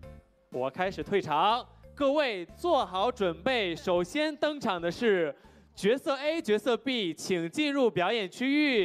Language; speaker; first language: Chinese; native; Chinese